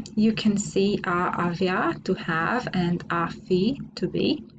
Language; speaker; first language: English; non-native, fluent; Romanian